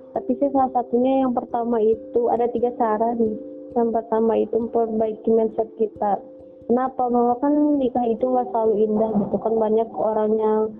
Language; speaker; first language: Indonesian; native; Indonesian